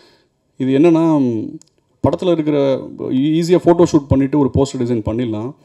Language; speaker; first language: Tamil; native; Tamil